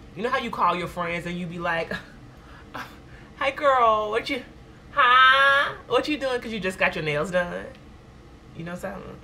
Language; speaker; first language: English; native; English